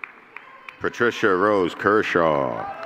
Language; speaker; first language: English; native; English